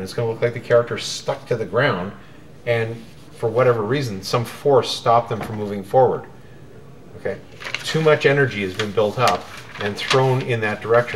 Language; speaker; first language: English; native; English